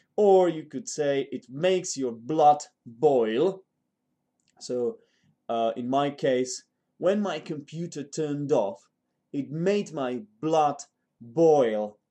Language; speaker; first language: English; non-native, fluent; Czech